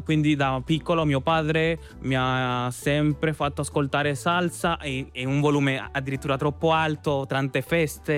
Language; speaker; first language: Italian; non-native, fluent; Spanish